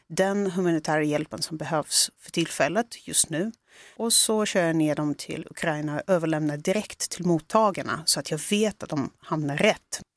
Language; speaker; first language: Swedish; early bilingual, other home language; Russian